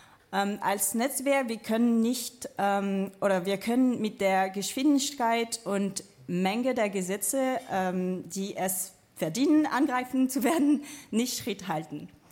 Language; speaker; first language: German; non-native, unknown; French